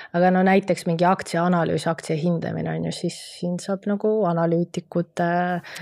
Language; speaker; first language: Estonian; non-native, local second language; Russian